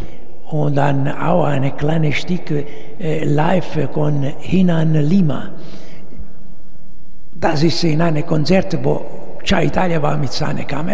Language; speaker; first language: German; non-native, learner; Italian